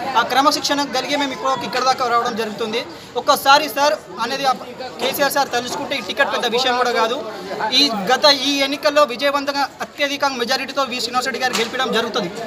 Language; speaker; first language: Telugu; native; Telugu